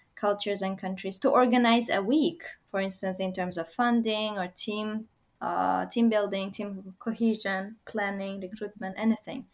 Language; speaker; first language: English; non-native, fluent; Uzbek